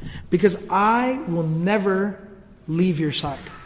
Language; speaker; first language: English; native; English